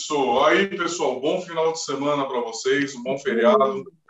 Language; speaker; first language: Portuguese; native; Portuguese